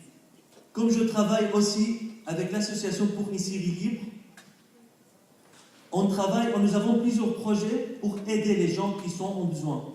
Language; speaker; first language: French; non-native, fluent; Arabic